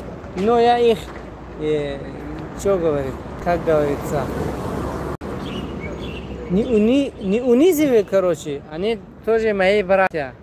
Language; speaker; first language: Russian; non-native, local second language; Tajik